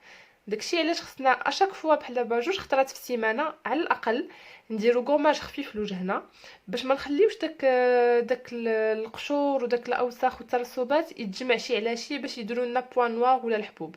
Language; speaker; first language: Arabic; native; Arabic